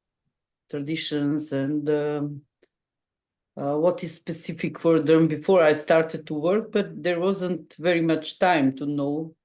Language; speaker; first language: English; non-native, fluent; Macedonian